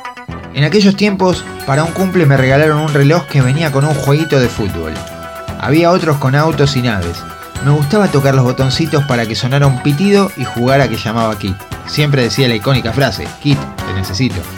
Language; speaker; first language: Spanish; native; Spanish